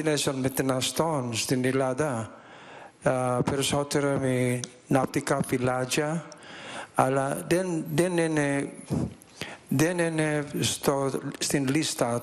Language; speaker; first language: Greek; non-native, learner; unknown